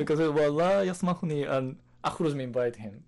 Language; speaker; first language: Arabic; non-native, learner; Japanese